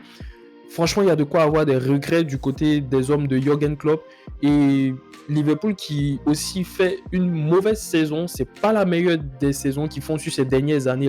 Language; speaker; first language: French; native; French